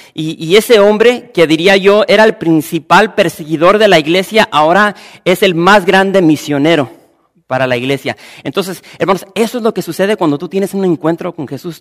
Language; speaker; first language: Spanish; native; Spanish